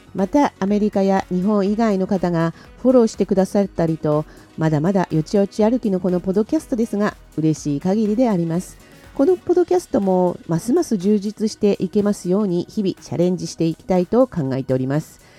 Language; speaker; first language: Japanese; native; Japanese